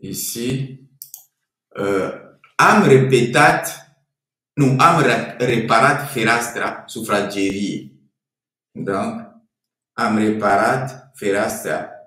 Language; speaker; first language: Romanian; non-native, fluent; French